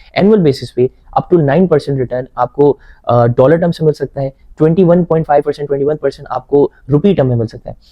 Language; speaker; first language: Urdu; native; Urdu